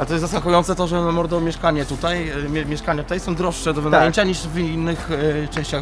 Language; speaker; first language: Polish; native; Polish